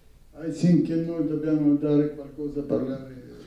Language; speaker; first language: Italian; non-native, learner; Russian